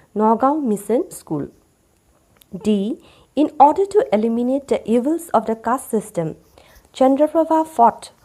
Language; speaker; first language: English; non-native, local second language; Assamese